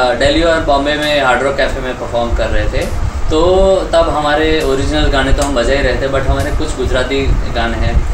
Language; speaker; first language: Hindi; non-native, local second language; Gujarati